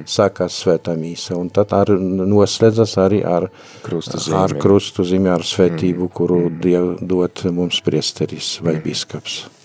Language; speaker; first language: Latvian; non-native, fluent; Polish